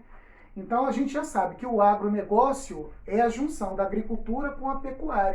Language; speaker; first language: Portuguese; native; Portuguese